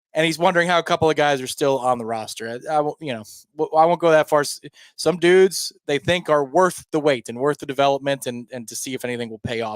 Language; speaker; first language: English; native; English